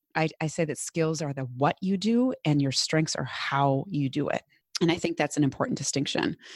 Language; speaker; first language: English; native; English